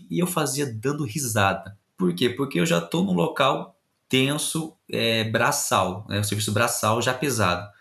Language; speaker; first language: Portuguese; native; Portuguese